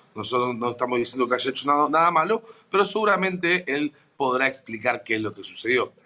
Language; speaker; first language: Spanish; native; Spanish